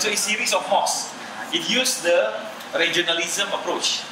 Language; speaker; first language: English; non-native, fluent; Indonesian